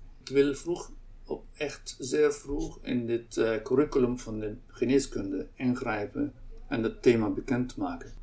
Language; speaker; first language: Dutch; non-native, local second language; Arabic